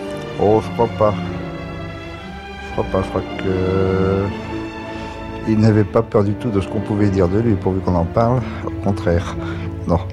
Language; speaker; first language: French; native; French